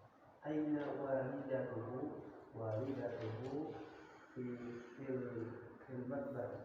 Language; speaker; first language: Arabic; non-native, learner; Indonesian